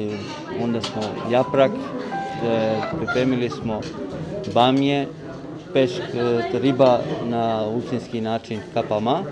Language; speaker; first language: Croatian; non-native, local second language; Albanian